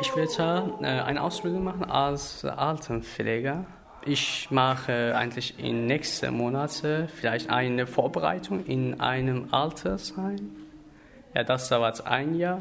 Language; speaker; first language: German; non-native, learner; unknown